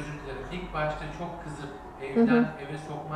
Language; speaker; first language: Turkish; native; Turkish